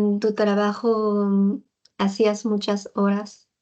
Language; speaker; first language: Spanish; non-native, fluent; French